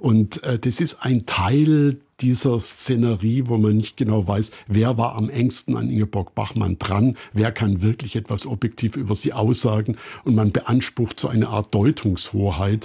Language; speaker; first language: German; native; German